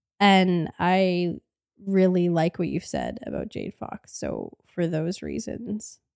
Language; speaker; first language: English; native; English